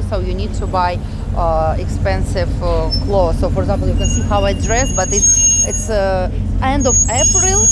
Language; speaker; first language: English; non-native, fluent; Russian